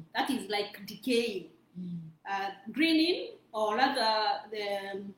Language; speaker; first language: English; non-native, local second language; Kikuyu